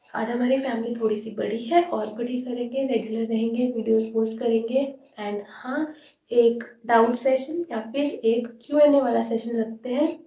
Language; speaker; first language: Hindi; native; Hindi